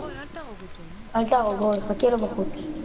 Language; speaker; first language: Hebrew; native; Hebrew